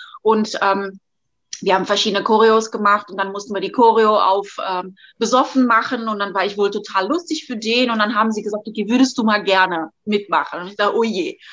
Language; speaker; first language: German; non-native, fluent; Catalan